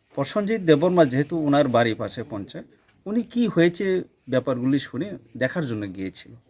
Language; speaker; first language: Bangla; non-native, local second language; Kok Borok